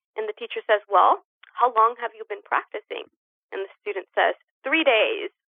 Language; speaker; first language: English; early bilingual, other home language; Spanish